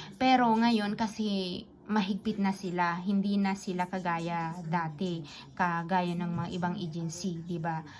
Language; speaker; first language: Filipino; non-native, local second language; Iloko